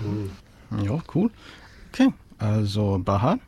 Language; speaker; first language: German; non-native, learner; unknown